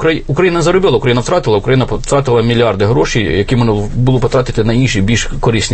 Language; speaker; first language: Ukrainian; native; Ukrainian